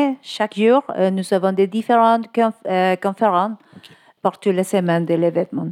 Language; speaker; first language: French; non-native, learner; Spanish